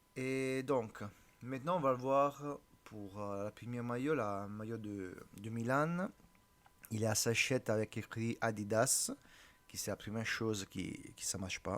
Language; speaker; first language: French; non-native, learner; Italian